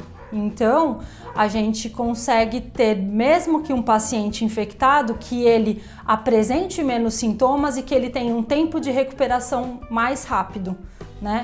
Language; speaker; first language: Portuguese; native; Portuguese